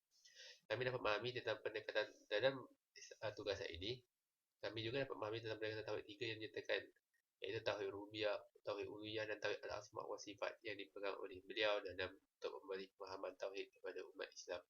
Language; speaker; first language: Malay; native; Malay